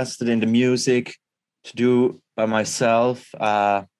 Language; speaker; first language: English; non-native, fluent; Swiss German